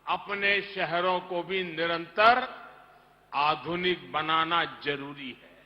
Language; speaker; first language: Hindi; non-native, local second language; Gujarati